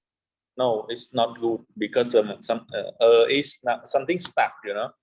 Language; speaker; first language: English; non-native, learner; Vietnamese